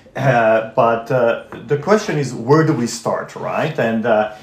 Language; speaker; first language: English; non-native, fluent; Romanian